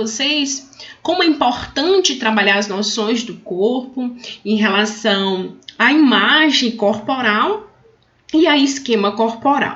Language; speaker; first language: Portuguese; native; Portuguese